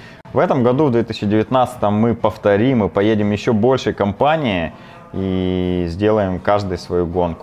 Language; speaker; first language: Russian; native; Russian